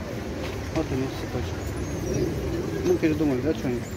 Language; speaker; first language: Russian; non-native, learner; Azerbaijani